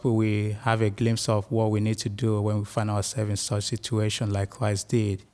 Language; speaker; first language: English; non-native, local second language; Igbo